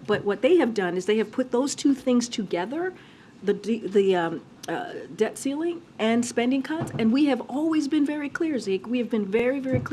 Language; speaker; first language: English; native; English